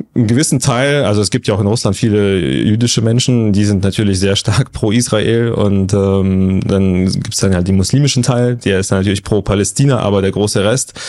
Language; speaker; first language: German; non-native, fluent; Russian